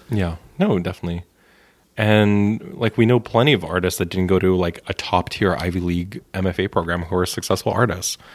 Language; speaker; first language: English; native; English